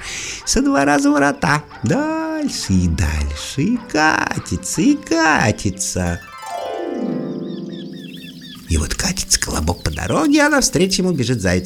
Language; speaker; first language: Russian; native; Russian